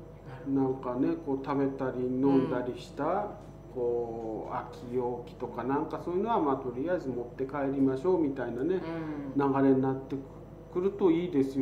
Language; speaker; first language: Japanese; native; Japanese